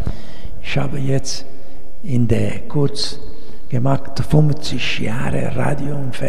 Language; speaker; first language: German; non-native, learner; Italian